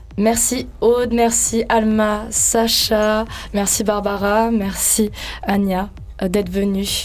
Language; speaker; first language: French; native; French